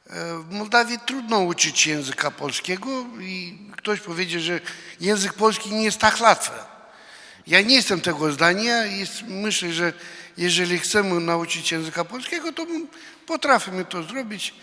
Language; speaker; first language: Polish; non-native, fluent; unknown